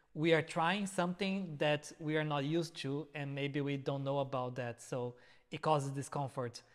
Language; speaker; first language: English; non-native, fluent; Portuguese